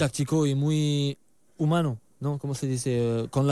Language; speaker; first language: Spanish; non-native, learner; French